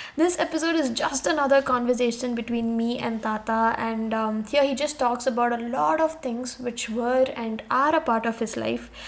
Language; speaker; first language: English; non-native, local second language; Tamil